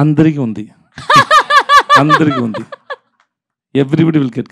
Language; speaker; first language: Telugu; non-native, learner; Tamil